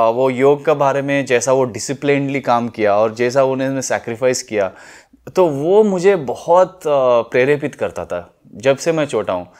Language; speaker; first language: Hindi; non-native, local second language; Telugu